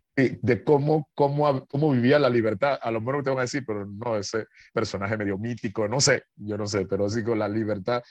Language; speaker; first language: Spanish; native; Spanish